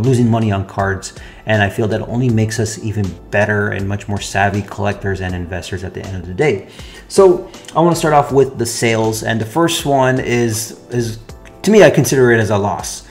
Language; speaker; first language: English; native; English